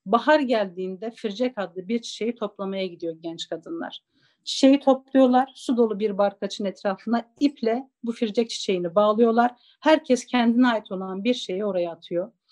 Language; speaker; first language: Turkish; non-native, local second language; Zaza